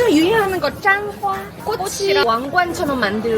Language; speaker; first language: Korean; non-native, fluent; Chinese